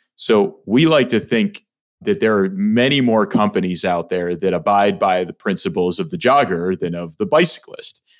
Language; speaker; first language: English; native; English